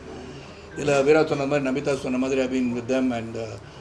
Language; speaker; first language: Tamil; native; Tamil